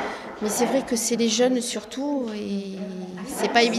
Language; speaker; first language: French; native; French